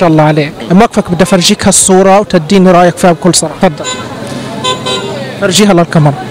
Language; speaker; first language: Arabic; native; Arabic